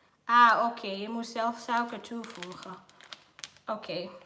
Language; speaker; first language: Dutch; non-native, learner; Swahili